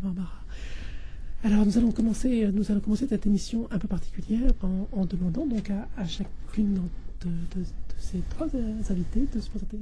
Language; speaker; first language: French; native; French